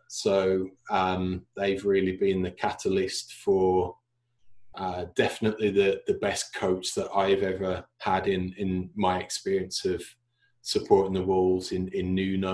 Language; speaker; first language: English; native; English